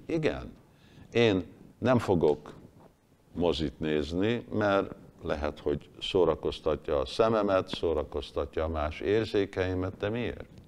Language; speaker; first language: Hungarian; early bilingual, heritage; Hungarian